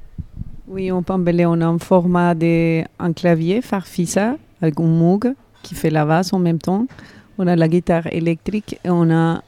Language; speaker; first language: French; non-native, fluent; Spanish